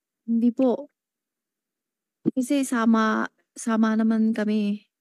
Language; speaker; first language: Filipino; non-native, learner; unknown